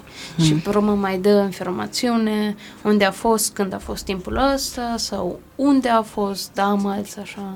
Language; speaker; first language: Romanian; early bilingual, heritage; Romanian